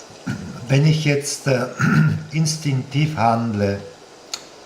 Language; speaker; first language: German; non-native, fluent; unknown